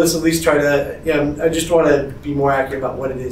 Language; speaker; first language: English; native; English